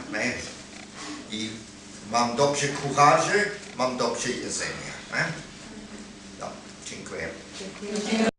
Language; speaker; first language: Polish; non-native, learner; German